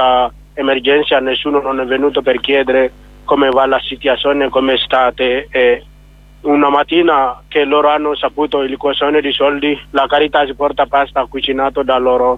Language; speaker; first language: Italian; non-native, learner; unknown